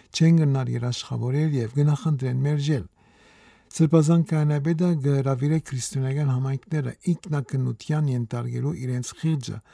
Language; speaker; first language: Armenian; native; Armenian